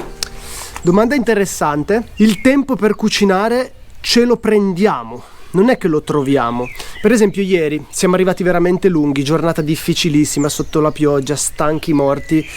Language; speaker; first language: Italian; native; Italian